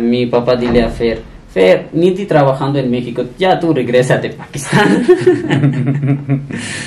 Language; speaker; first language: Spanish; non-native, learner; Punjabi